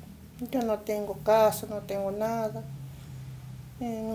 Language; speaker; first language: Spanish; non-native, local second language; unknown